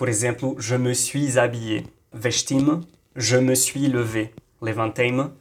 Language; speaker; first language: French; non-native, local second language; Arabic